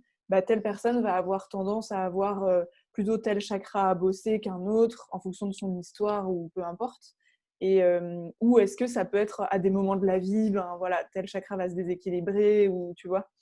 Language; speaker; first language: French; native; French